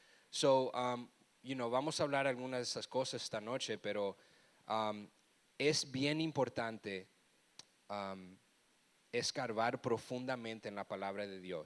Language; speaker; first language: Spanish; early bilingual, heritage; Spanish